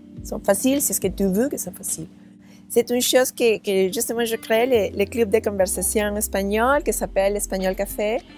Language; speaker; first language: French; non-native, learner; Spanish